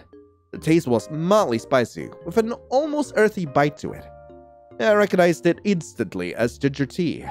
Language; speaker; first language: English; native; English